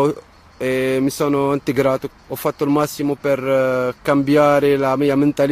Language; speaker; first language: Italian; non-native, fluent; Arabic